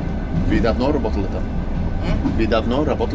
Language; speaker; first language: Russian; non-native, learner; English